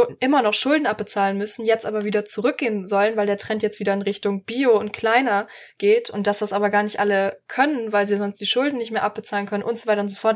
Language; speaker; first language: German; native; German